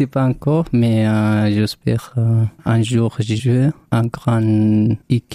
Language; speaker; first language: French; non-native, learner; Arabic